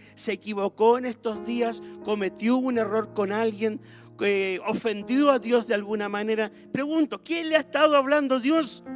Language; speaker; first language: Spanish; native; Spanish